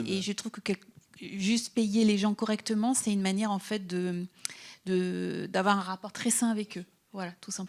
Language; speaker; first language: French; native; French